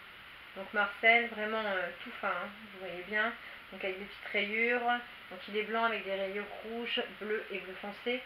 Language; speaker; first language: French; native; French